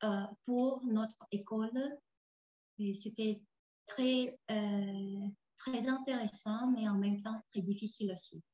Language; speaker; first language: French; non-native, fluent; Tuvinian